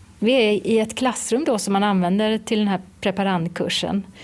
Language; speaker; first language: Swedish; native; Swedish